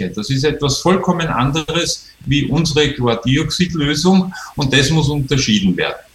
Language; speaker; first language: German; native; German